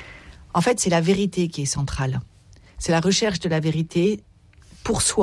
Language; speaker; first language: French; native; French